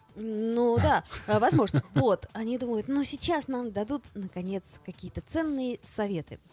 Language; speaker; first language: Russian; native; Russian